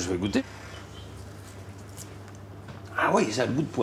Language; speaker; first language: French; native; French